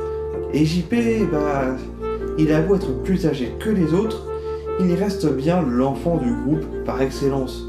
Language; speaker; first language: French; native; French